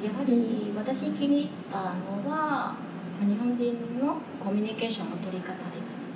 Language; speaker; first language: Japanese; non-native, fluent; Vietnamese